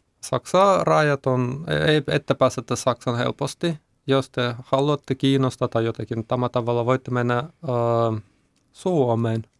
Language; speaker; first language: Finnish; non-native, learner; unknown